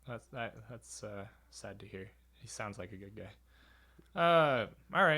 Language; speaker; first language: English; native; English